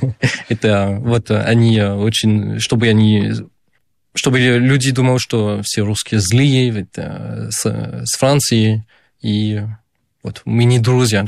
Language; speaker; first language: Russian; non-native, fluent; French